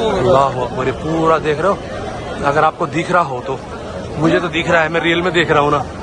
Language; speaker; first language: Urdu; native; Urdu